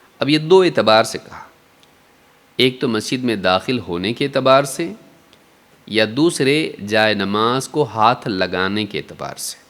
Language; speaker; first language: Urdu; native; Urdu